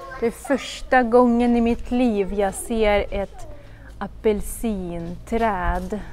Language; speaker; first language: Swedish; non-native, fluent; Russian